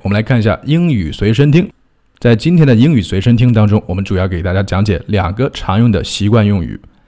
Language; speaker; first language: Chinese; native; Chinese